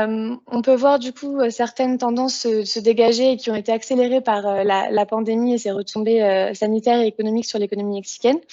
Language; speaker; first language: French; native; French